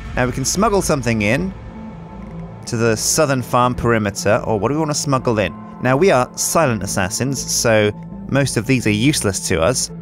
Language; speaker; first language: English; native; English